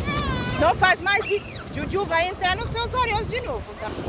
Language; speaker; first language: Portuguese; non-native, learner; Haitian Creole